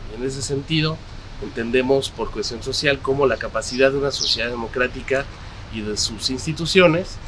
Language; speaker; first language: Spanish; native; Spanish